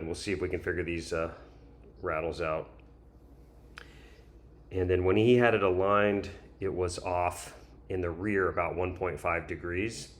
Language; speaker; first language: English; native; English